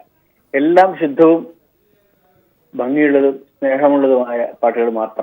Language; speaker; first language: Malayalam; native; Malayalam